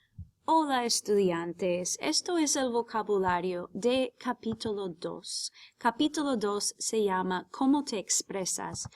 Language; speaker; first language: Spanish; non-native, fluent; English